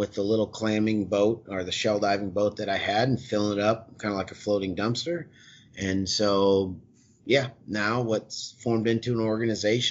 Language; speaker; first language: English; native; English